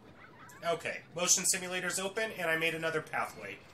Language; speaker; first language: English; native; English